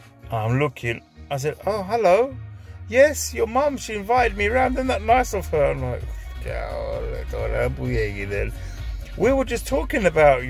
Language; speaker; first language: English; early bilingual, other home language; Greek